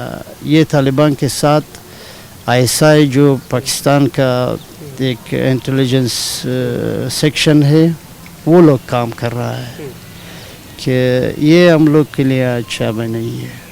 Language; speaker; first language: Hindi; non-native, learner; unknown